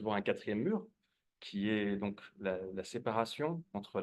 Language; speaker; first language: French; native; French